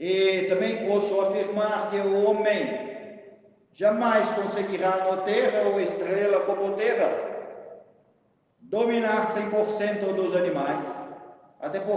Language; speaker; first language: Portuguese; non-native, fluent; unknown